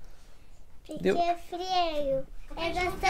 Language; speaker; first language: Portuguese; early bilingual, heritage; Portuguese